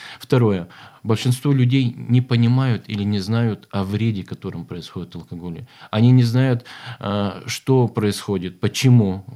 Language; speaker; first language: Russian; native; Russian